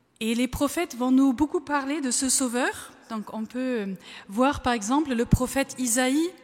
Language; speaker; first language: French; non-native, fluent; German